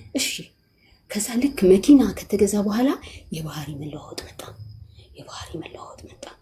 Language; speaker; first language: Amharic; native; Amharic